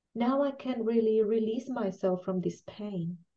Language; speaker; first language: English; non-native, fluent; Spanish